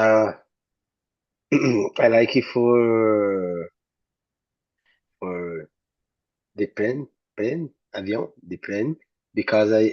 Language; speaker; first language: English; non-native, learner; Portuguese